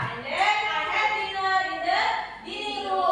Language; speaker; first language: English; non-native, learner; Indonesian